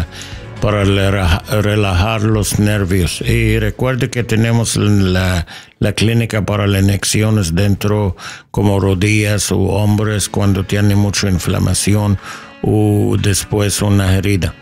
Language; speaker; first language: Spanish; non-native, learner; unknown